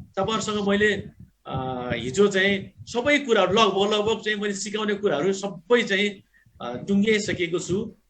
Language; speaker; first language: Nepali; non-native, local second language; Gurung